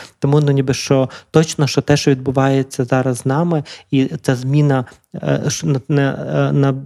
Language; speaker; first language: Ukrainian; native; Ukrainian